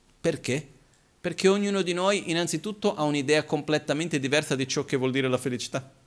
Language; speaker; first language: Italian; non-native, fluent; Portuguese